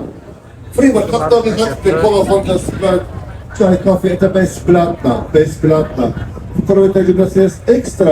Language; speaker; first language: Russian; non-native, learner; Turkish